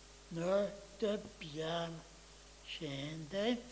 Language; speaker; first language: Italian; non-native, fluent; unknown